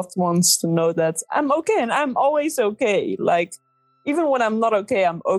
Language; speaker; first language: English; non-native, fluent; Dutch